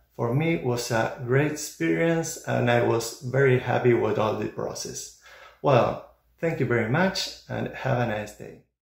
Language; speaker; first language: English; non-native, fluent; Spanish